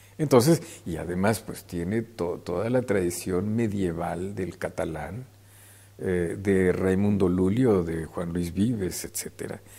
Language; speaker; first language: Spanish; native; Spanish